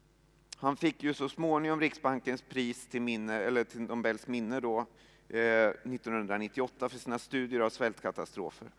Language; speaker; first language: Swedish; native; Swedish